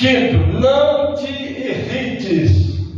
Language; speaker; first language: Portuguese; native; Portuguese